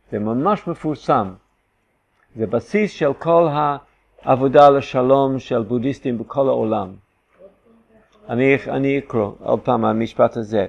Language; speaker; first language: Hebrew; non-native, fluent; English